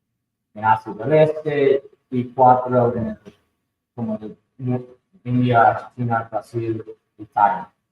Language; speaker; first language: Spanish; non-native, fluent; English